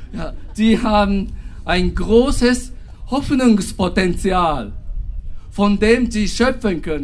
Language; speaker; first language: German; non-native, fluent; Japanese